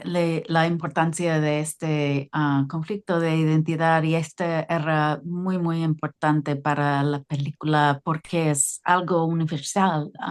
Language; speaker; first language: Spanish; non-native, learner; English